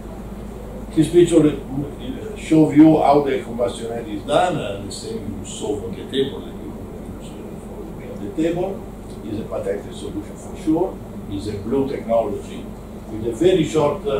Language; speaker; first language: English; non-native, learner; Italian